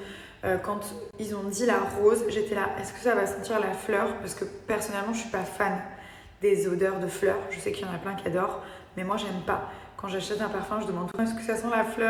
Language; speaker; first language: French; native; French